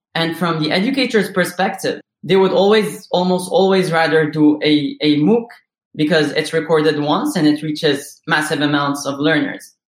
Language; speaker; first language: English; non-native, fluent; Arabic